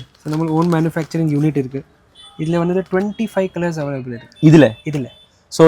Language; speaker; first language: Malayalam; non-native, learner; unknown